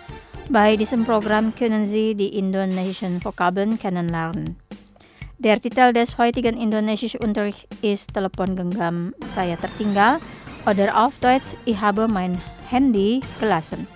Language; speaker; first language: German; non-native, learner; Indonesian